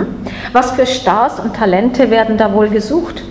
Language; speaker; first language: German; non-native, fluent; English